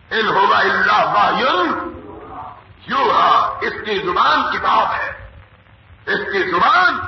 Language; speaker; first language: Urdu; non-native, local second language; Punjabi